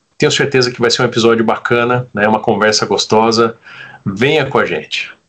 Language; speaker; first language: Portuguese; native; Portuguese